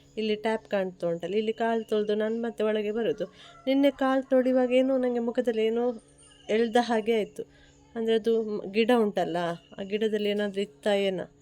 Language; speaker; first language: Kannada; non-native, local second language; Tulu